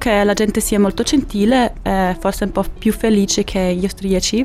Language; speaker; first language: Italian; non-native, fluent; German